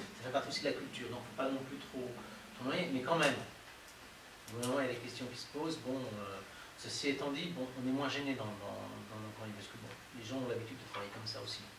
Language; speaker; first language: French; native; French